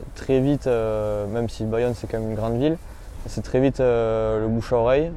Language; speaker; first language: French; native; French